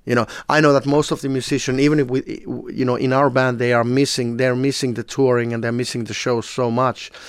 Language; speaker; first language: English; non-native, fluent; Finnish